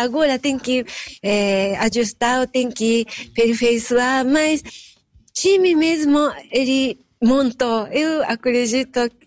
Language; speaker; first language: Portuguese; non-native, fluent; Japanese